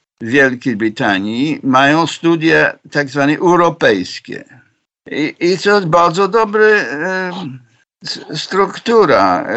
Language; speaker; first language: Polish; non-native, fluent; English